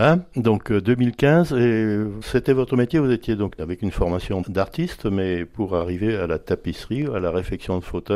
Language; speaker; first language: French; native; French